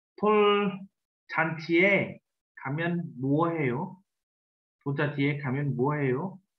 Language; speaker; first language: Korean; non-native, fluent; Vietnamese